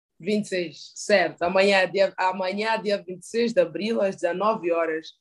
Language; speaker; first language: Portuguese; native; Portuguese